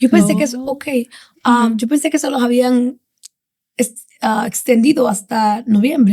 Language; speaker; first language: Spanish; native; Spanish